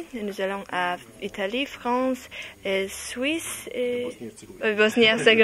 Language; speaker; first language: French; non-native, learner; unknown